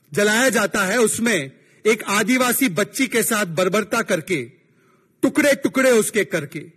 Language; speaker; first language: Hindi; native; Hindi